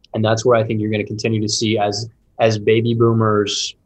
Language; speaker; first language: English; native; English